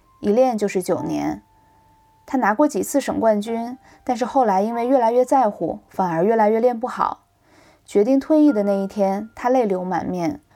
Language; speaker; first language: Chinese; native; Chinese